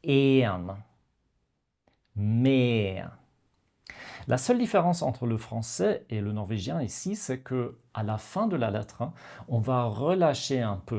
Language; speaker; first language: French; non-native, fluent; Norwegian